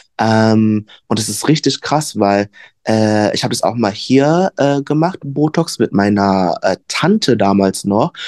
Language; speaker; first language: German; early bilingual, other home language; Vietnamese